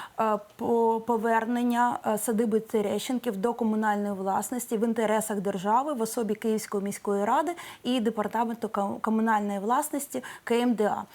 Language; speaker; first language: Ukrainian; native; Ukrainian